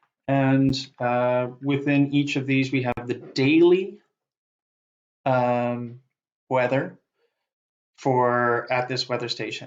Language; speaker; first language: English; native; English